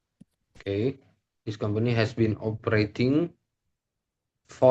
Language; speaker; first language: English; non-native, learner; Indonesian